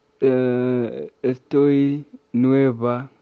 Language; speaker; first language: Spanish; non-native, learner; English